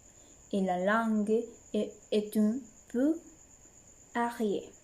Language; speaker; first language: French; non-native, learner; Spanish